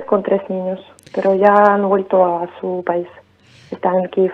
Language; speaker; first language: Spanish; non-native, fluent; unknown